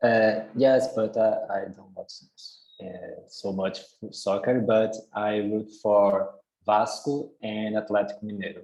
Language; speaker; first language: English; non-native, learner; Portuguese